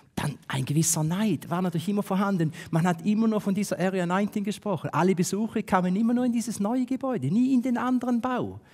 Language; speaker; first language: German; native; German